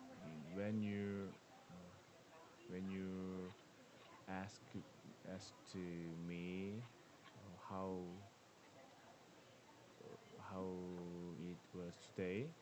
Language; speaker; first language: English; non-native, learner; Korean